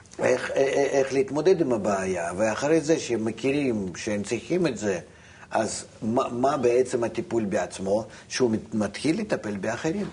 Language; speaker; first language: Hebrew; non-native, fluent; Russian